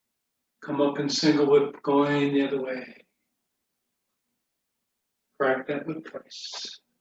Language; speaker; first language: English; native; English